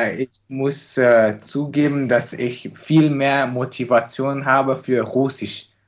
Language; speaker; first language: German; non-native, learner; Chinese